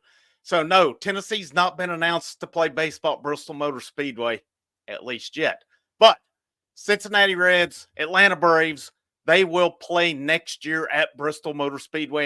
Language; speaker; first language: English; native; English